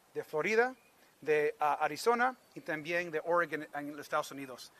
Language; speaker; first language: Spanish; early bilingual, heritage; Spanish